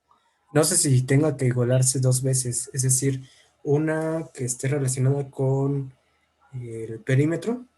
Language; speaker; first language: Spanish; native; Spanish